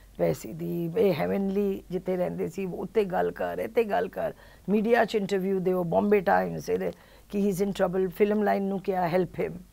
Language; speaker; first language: Punjabi; early bilingual, heritage; Punjabi